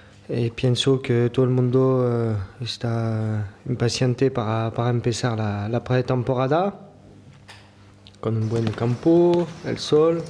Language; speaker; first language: Spanish; non-native, learner; French